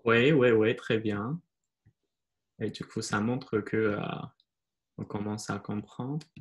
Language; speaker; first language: French; non-native, fluent; Chinese